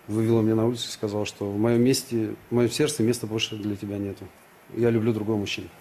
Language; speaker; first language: Russian; native; Russian